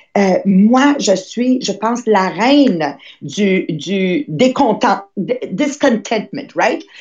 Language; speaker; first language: French; native; French